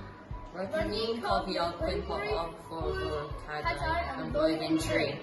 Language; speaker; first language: Welsh; non-native, local second language; English